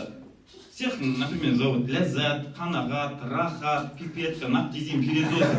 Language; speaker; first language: Russian; non-native, local second language; Kazakh